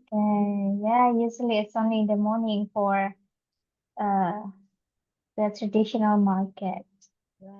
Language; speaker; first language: English; non-native, fluent; Indonesian